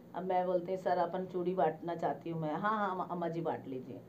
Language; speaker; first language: Hindi; native; Hindi